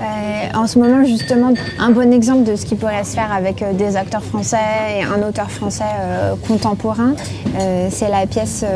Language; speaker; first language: French; native; French